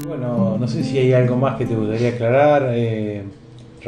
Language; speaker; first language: Spanish; native; Spanish